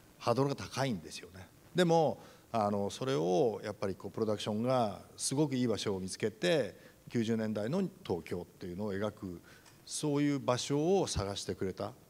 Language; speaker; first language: Japanese; native; Japanese